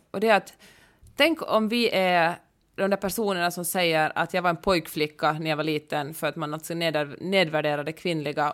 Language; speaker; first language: Swedish; native; Swedish